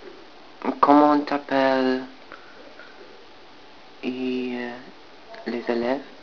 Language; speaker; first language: French; non-native, learner; English